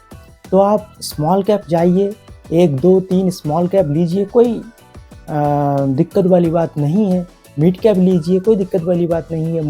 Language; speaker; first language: Hindi; non-native, local second language; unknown